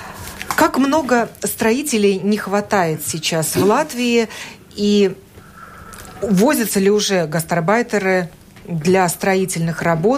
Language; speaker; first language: Russian; native; Russian